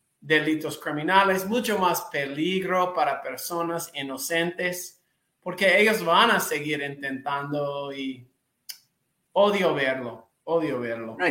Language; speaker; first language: Spanish; non-native, fluent; English